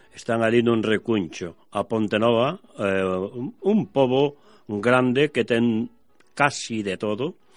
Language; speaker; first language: Galician; native; Galician